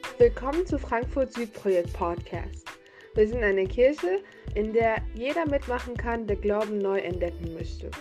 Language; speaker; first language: German; non-native, fluent; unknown